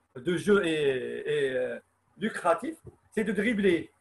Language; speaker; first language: French; non-native, local second language; Arabic